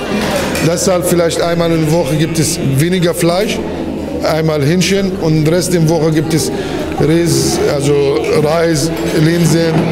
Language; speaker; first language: German; non-native, fluent; Arabic